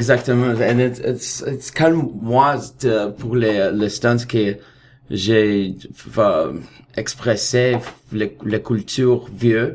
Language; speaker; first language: French; non-native, learner; Russian